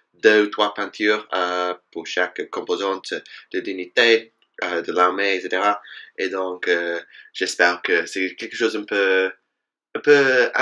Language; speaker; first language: French; non-native, fluent; English